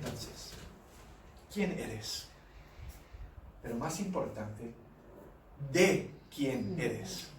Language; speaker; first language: Spanish; non-native, fluent; English